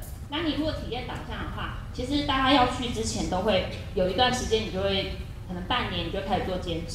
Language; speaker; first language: Chinese; native; Chinese